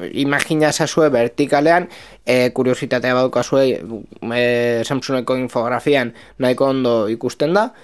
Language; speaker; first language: Basque; non-native, local second language; Spanish